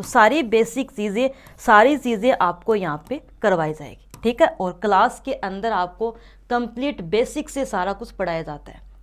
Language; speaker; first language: Hindi; native; Hindi